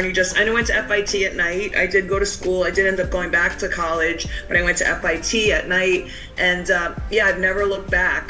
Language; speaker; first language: English; native; English